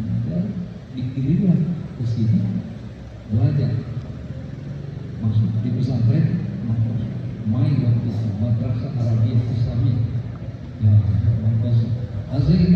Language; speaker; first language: Indonesian; non-native, local second language; Buginese